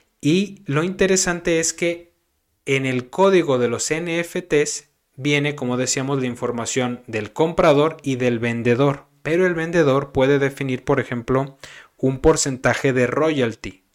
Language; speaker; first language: Spanish; native; Spanish